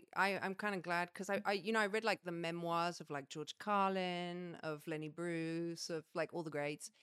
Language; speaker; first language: English; native; English